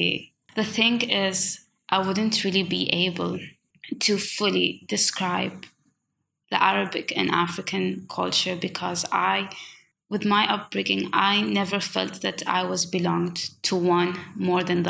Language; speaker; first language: English; non-native, fluent; Swahili